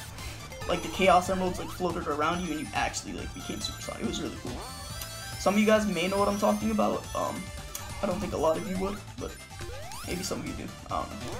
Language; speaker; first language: English; native; English